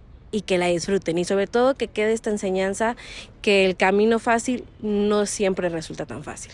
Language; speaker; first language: Spanish; native; Spanish